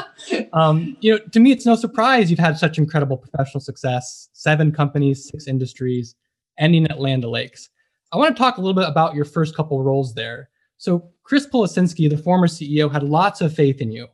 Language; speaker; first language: English; native; English